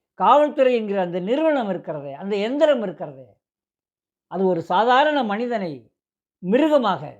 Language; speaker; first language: Tamil; native; Tamil